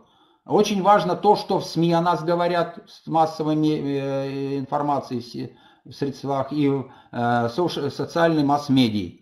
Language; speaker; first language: Russian; native; Russian